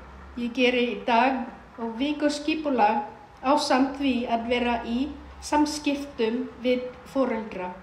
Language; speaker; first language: Icelandic; non-native, fluent; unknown